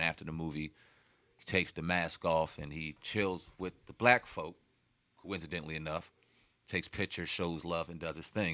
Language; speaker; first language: English; native; English